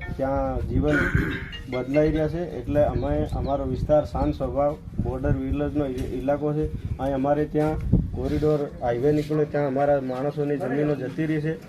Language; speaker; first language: Gujarati; non-native, local second language; Bhili